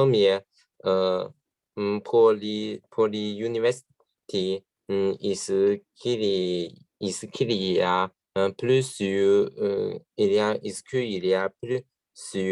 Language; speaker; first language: French; non-native, learner; Chinese